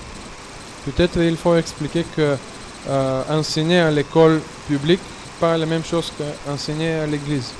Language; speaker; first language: French; non-native, fluent; Bulgarian